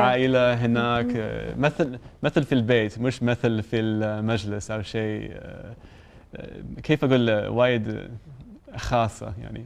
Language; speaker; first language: Arabic; non-native, learner; English